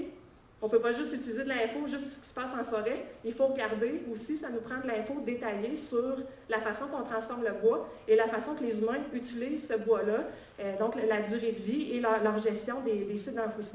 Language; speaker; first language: French; native; French